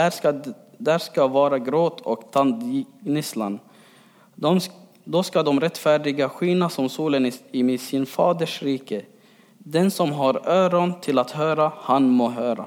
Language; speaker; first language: Swedish; early bilingual, other home language; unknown